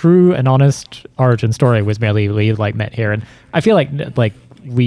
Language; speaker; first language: English; native; English